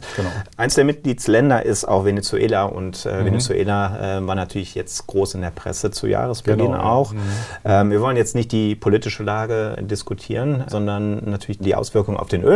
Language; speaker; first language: German; native; German